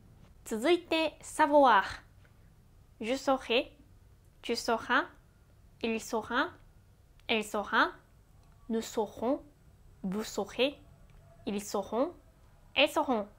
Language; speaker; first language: French; non-native, fluent; Japanese